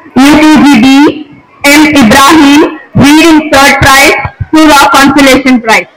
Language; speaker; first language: English; non-native, local second language; Tamil